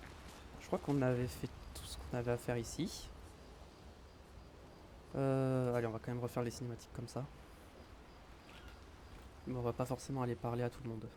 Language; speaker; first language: French; native; French